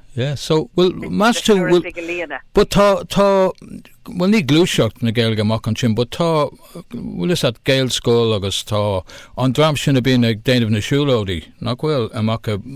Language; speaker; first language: Irish; non-native, local second language; English